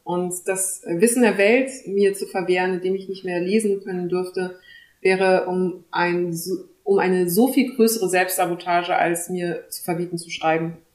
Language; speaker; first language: German; early bilingual, other home language; French